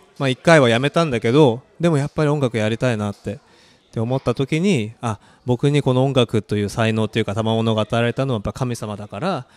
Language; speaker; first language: Japanese; early bilingual, other home language; Korean